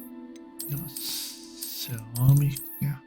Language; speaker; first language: Swedish; non-native, learner; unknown